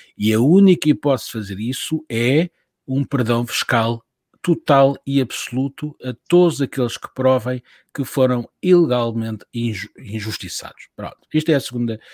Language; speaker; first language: Portuguese; native; Portuguese